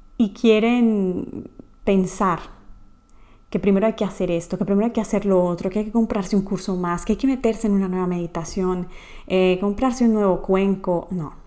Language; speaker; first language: Spanish; native; Spanish